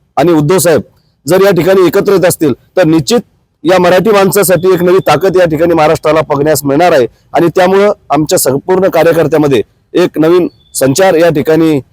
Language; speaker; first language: Marathi; native; Marathi